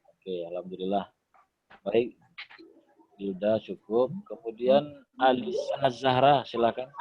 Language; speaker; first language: Indonesian; non-native, local second language; Minangkabau